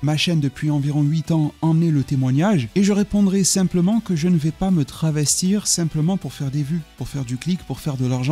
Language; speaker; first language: French; native; French